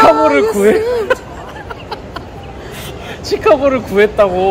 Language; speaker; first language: Korean; native; Korean